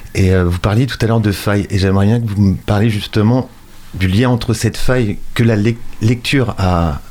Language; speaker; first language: French; native; French